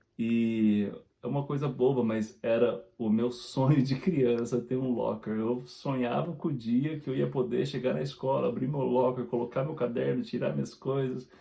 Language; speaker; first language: Portuguese; native; Portuguese